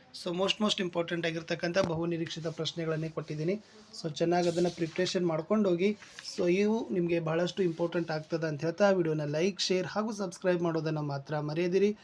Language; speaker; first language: Kannada; native; Kannada